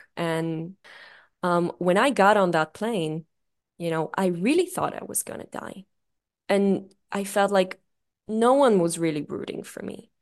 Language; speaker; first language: English; non-native, fluent; Hebrew